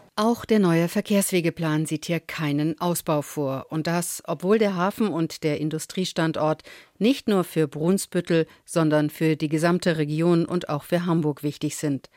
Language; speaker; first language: German; native; German